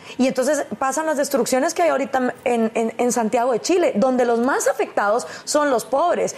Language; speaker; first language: Spanish; native; Spanish